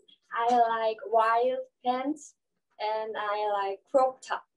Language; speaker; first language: English; non-native, learner; Korean